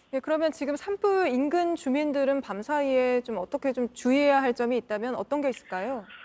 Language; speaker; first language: Korean; native; Korean